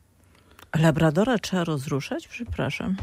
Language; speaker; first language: Polish; native; Polish